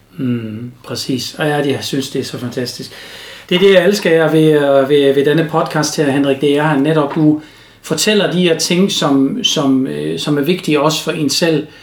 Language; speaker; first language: Danish; non-native, fluent; German